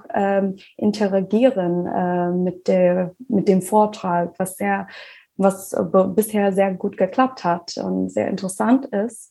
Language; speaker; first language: German; non-native, fluent; English